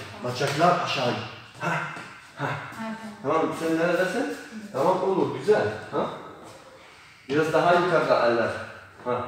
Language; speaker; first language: Turkish; non-native, learner; Polish